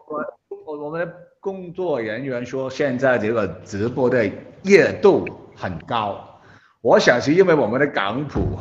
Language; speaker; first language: Chinese; non-native, local second language; Cantonese